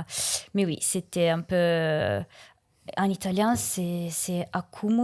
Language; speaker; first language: French; non-native, learner; Italian